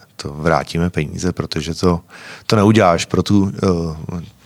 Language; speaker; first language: Czech; native; Czech